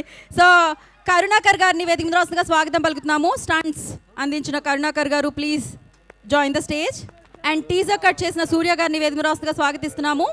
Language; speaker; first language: Telugu; native; Telugu